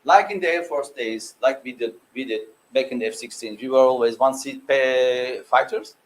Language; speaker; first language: English; non-native, fluent; Turkish